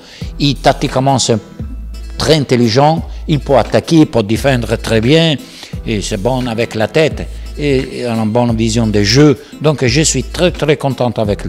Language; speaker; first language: French; non-native, learner; Italian